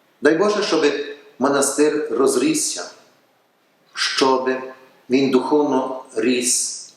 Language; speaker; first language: Ukrainian; early bilingual, heritage; Ukrainian